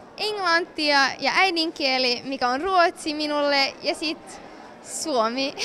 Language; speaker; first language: Finnish; non-native, local second language; Swedish